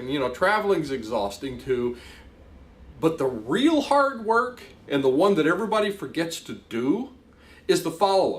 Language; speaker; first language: English; native; English